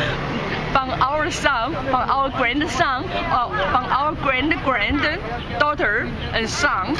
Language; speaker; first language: English; non-native, learner; Chinese